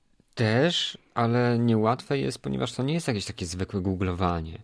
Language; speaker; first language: Polish; native; Polish